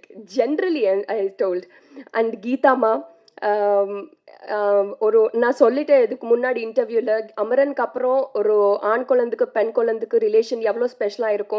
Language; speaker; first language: Tamil; non-native, learner; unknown